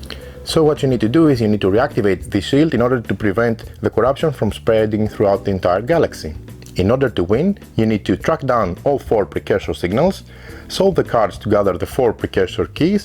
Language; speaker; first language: English; non-native, fluent; Greek